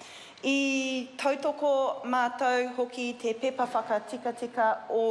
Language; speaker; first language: Māori; non-native, learner; English